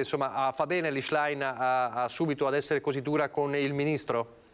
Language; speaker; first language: Italian; native; Italian